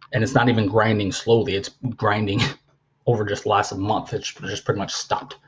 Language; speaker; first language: English; native; English